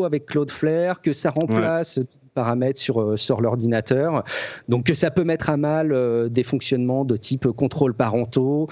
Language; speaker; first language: French; native; French